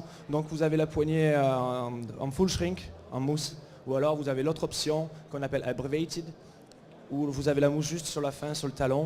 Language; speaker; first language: French; native; French